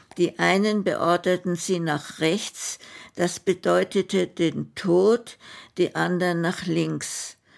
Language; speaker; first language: German; native; German